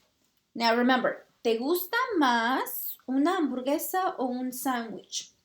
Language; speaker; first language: Spanish; early bilingual, heritage; Spanish